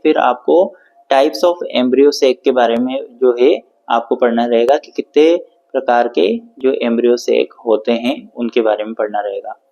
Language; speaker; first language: Hindi; native; Hindi